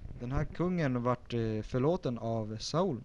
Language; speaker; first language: Swedish; early bilingual, other home language; Spanish